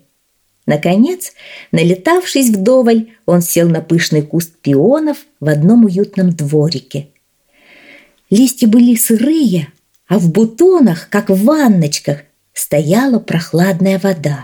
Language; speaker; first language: Russian; native; Russian